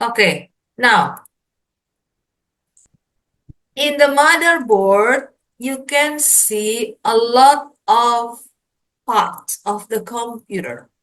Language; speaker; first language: English; non-native, fluent; Indonesian